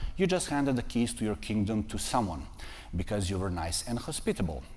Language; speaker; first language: English; non-native, fluent; Serbian